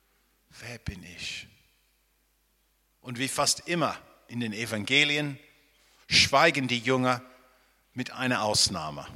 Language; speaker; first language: German; non-native, fluent; English